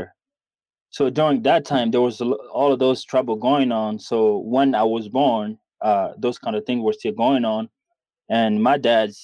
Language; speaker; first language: English; non-native, fluent; Kinyarwanda